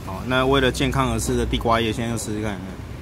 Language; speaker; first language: Chinese; native; Chinese